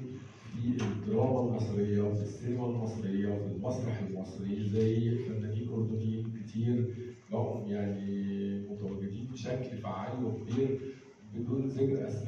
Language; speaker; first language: Arabic; native; Arabic